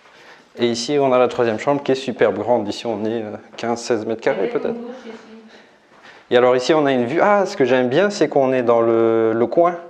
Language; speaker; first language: French; native; French